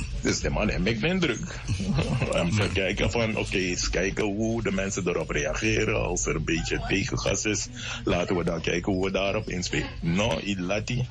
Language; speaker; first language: Dutch; native; Dutch